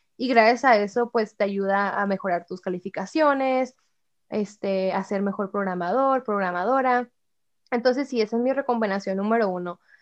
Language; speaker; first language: Spanish; native; Spanish